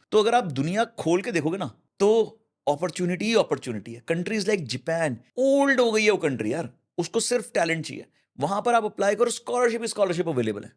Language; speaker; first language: Hindi; native; Hindi